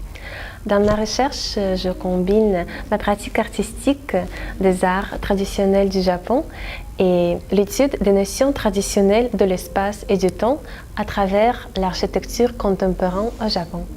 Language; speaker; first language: French; non-native, fluent; Russian